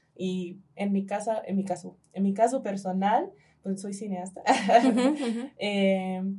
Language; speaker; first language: Spanish; early bilingual, heritage; Spanish